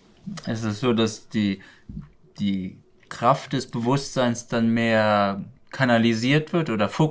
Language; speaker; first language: German; native; German